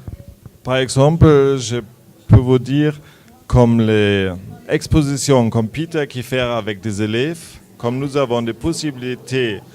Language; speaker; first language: French; non-native, learner; German